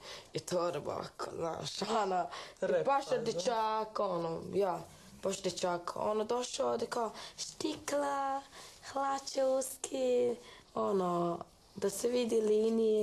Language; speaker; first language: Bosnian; non-native, learner; Chinese